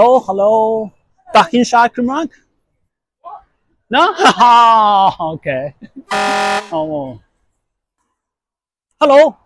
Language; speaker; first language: Welsh; non-native, learner; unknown